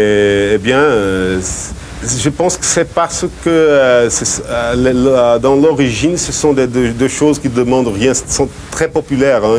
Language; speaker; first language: French; non-native, fluent; Portuguese